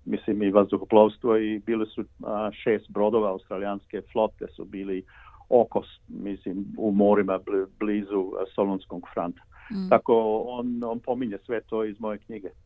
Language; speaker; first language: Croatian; early bilingual, heritage; Croatian